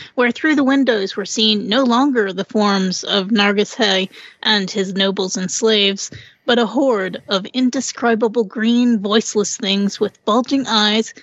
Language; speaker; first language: English; native; English